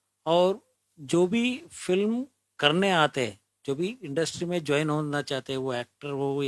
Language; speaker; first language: Hindi; non-native, local second language; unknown